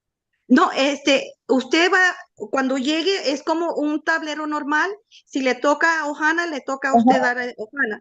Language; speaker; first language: Spanish; native; Spanish